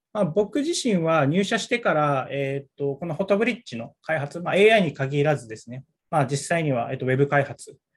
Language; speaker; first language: Japanese; native; Japanese